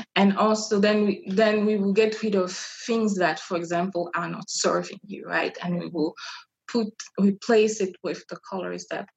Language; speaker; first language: English; non-native, fluent; French